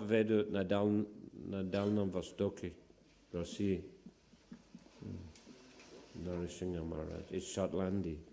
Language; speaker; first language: Russian; non-native, fluent; English